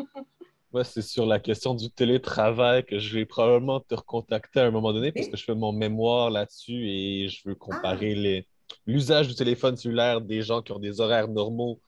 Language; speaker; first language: French; native; French